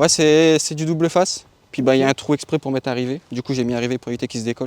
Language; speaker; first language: French; native; French